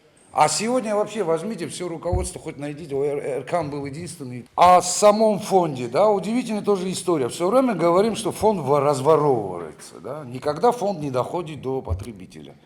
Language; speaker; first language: Russian; native; Russian